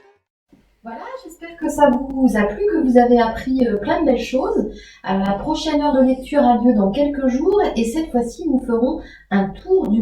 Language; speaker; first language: French; native; French